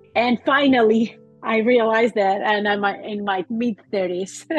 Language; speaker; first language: English; non-native, fluent; Russian